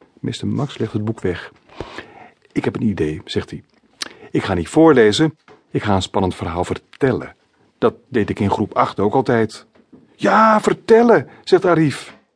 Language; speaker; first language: Dutch; native; Dutch